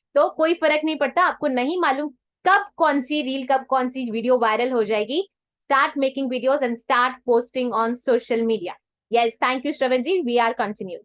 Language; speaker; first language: Hindi; non-native, local second language; Punjabi